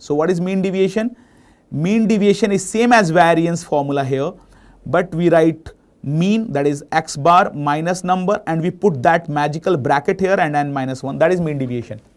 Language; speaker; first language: English; non-native, local second language; Hindi